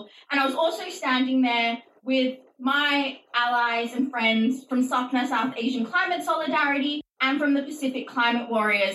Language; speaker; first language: English; native; English